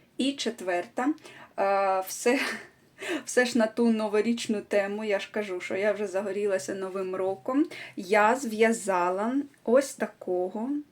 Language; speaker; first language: Ukrainian; non-native, local second language; Russian